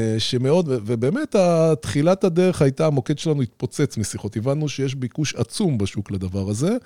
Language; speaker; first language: Hebrew; native; Hebrew